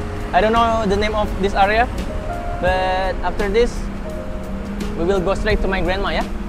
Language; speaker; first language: English; non-native, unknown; Indonesian